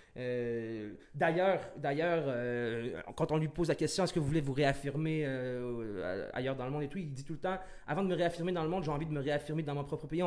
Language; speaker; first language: French; early bilingual, other home language; Arabic